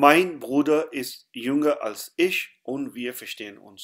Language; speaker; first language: German; non-native, fluent; Urdu